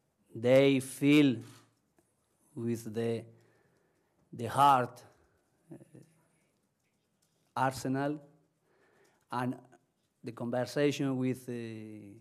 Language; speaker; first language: English; non-native, learner; Spanish